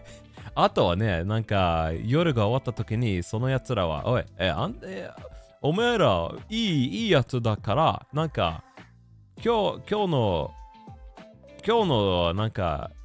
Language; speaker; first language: Japanese; non-native, learner; Swedish